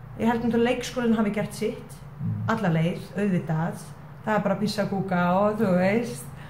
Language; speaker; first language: Icelandic; non-native, fluent; Estonian